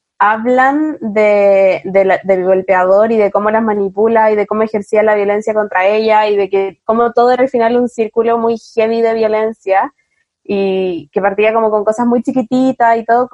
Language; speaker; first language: Spanish; native; Spanish